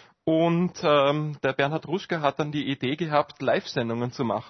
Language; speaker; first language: German; native; German